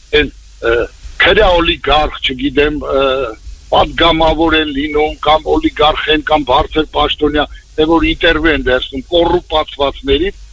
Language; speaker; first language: Armenian; native; Armenian